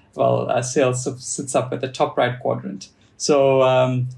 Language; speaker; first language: English; native; English